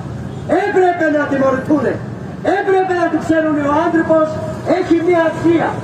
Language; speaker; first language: Greek; non-native, fluent; Urdu